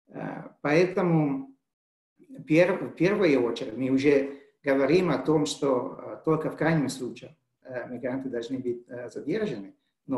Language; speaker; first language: Russian; non-native, fluent; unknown